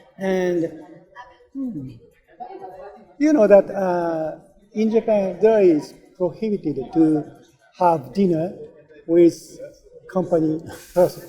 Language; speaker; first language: English; non-native, learner; Japanese